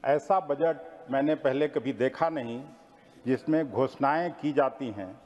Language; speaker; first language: Hindi; native; Hindi